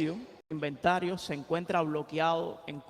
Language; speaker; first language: Spanish; native; Spanish